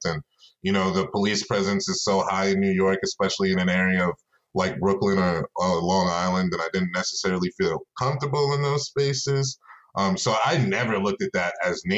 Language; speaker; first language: English; native; English